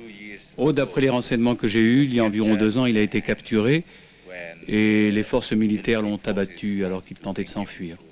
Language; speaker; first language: French; native; French